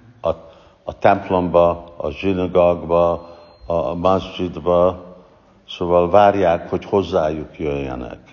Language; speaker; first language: Hungarian; non-native, fluent; English